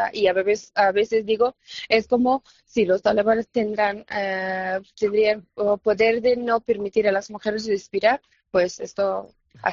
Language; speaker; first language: Spanish; non-native, fluent; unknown